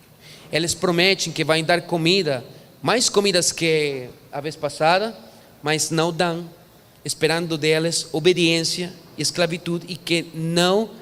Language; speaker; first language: Portuguese; non-native, fluent; Spanish